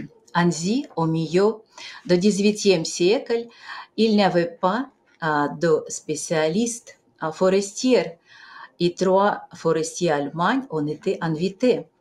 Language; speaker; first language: French; non-native, fluent; Russian